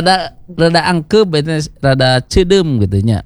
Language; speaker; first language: Indonesian; non-native, local second language; Sundanese